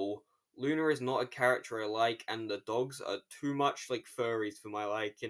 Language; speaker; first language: English; native; English